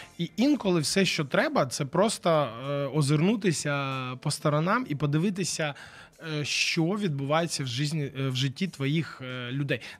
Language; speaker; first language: Ukrainian; non-native, local second language; Russian